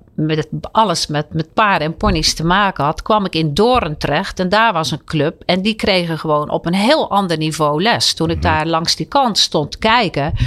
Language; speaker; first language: Dutch; native; Dutch